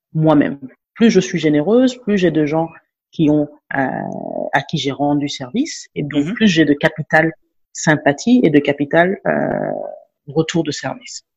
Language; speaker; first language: French; non-native, local second language; Wolof